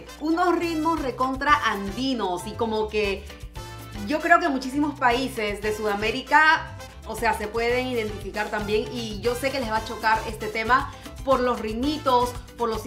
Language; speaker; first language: Spanish; native; Spanish